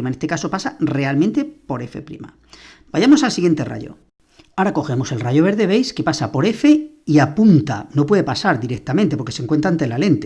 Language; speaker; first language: Spanish; native; Spanish